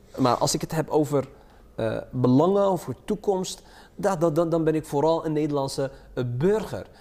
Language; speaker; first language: Dutch; early bilingual, other home language; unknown